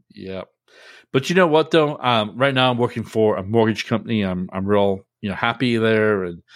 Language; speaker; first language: English; native; English